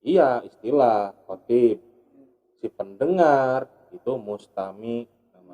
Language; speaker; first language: Indonesian; native; Indonesian